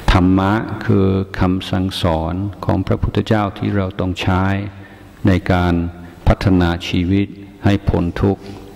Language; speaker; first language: Thai; non-native, fluent; English